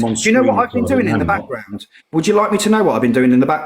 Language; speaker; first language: English; native; English